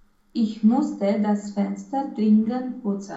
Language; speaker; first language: German; non-native, learner; Romanian